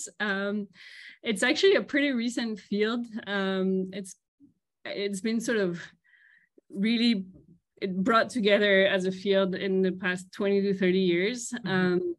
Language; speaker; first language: English; non-native, fluent; French